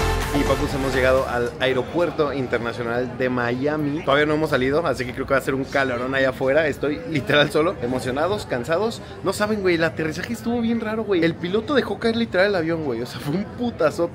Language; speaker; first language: Spanish; native; Spanish